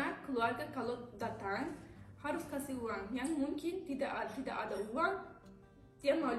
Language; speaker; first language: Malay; non-native, learner; Turkish